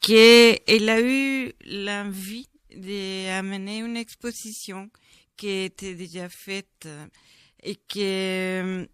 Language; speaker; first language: French; non-native, fluent; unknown